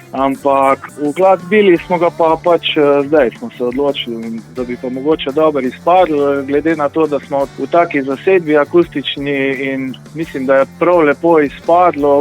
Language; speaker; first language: Slovenian; native; Slovenian